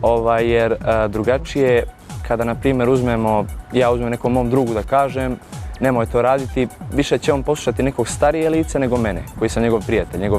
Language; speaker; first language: Bosnian; native; Bosnian